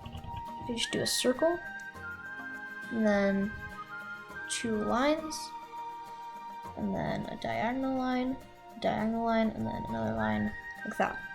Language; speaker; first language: English; native; English